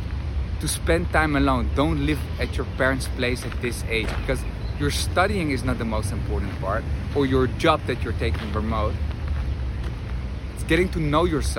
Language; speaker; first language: English; non-native, fluent; Dutch